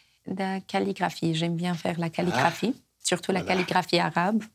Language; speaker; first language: French; non-native, fluent; Arabic